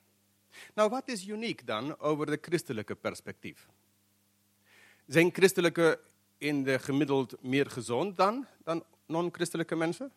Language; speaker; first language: Dutch; non-native, fluent; English